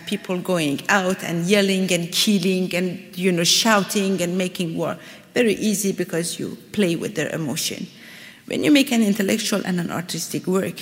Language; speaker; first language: English; non-native, fluent; Persian